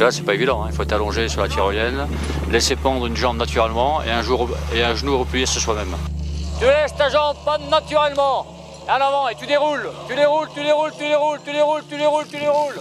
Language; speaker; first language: French; native; French